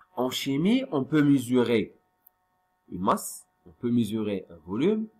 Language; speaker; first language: French; non-native, local second language; Arabic